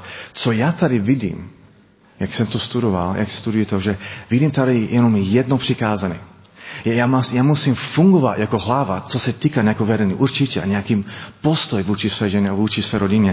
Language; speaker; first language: Czech; non-native, learner; English